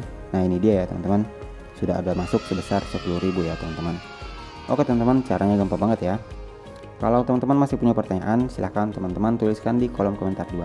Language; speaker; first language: Indonesian; native; Indonesian